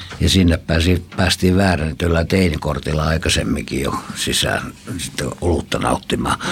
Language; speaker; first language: Finnish; native; Finnish